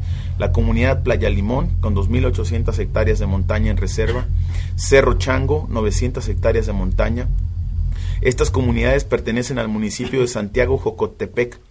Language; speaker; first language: Spanish; native; Spanish